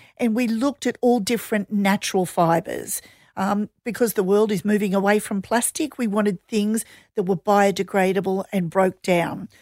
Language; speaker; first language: English; native; English